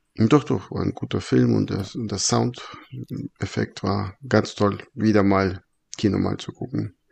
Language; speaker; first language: German; early bilingual, other home language; Russian